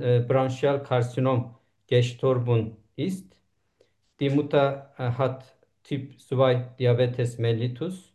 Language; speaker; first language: German; non-native, learner; Turkish